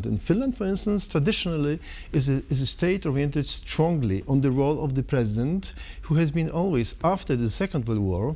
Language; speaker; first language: English; non-native, fluent; Polish